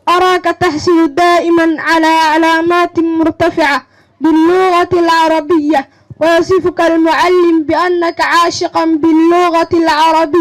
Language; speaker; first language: Arabic; non-native, learner; Somali